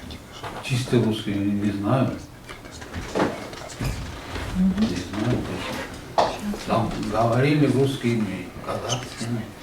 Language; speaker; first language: Russian; non-native, learner; Uzbek